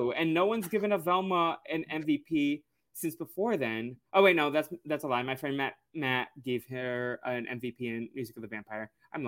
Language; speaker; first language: English; native; English